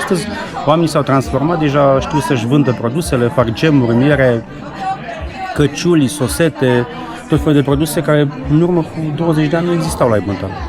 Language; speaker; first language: Romanian; non-native, local second language; Czech